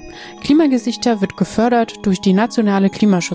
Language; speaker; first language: German; native; German